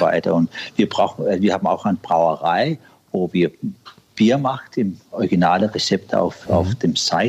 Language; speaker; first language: German; non-native, learner; Danish